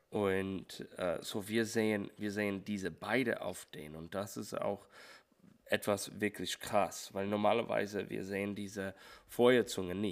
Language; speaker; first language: German; non-native, learner; English